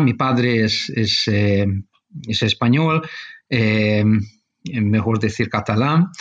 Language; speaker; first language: Spanish; non-native, fluent; Hungarian